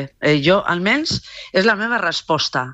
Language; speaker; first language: Catalan; non-native, local second language; Spanish